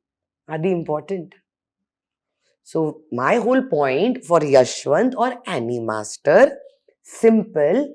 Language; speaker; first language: Telugu; non-native, learner; Hindi